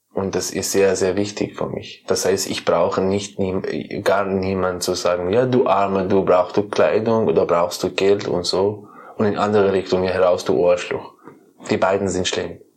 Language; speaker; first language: German; non-native, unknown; Persian